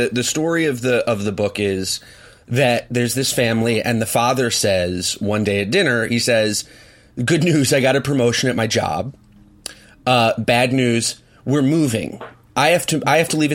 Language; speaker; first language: English; native; English